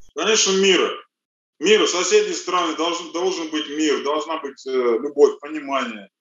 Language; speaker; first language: Russian; early bilingual, other home language; Armenian